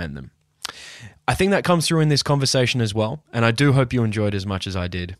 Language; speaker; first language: English; native; English